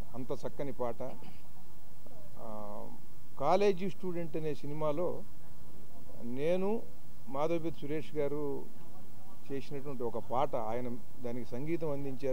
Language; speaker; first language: Telugu; native; Telugu